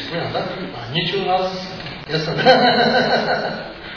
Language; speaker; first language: Russian; non-native, learner; Tibetan